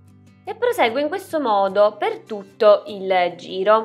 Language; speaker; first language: Italian; native; Italian